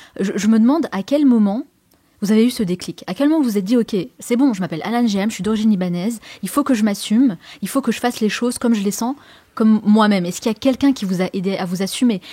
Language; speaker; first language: French; native; French